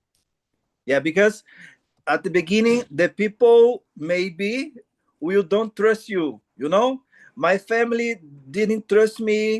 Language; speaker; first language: English; non-native, learner; Portuguese